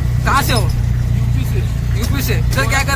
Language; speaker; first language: Hindi; non-native, local second language; Kannada